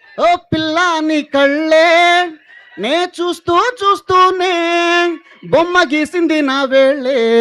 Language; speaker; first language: Telugu; native; Telugu